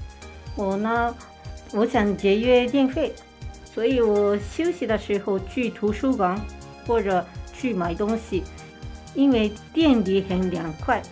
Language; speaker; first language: Chinese; non-native, fluent; Japanese